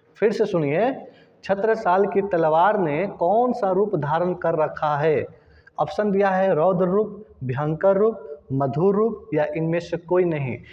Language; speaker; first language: Hindi; native; Hindi